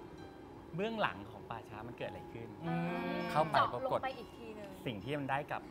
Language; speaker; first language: Thai; native; Thai